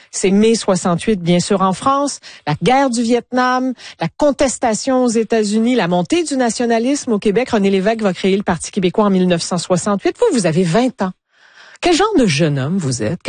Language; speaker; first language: French; native; French